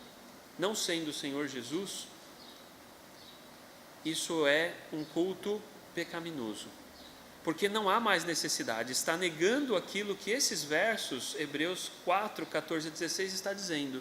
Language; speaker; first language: Portuguese; native; Portuguese